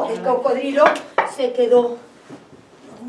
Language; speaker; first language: Spanish; non-native, fluent; English